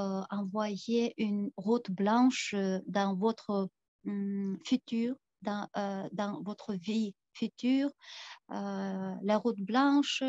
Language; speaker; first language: French; non-native, fluent; Tuvinian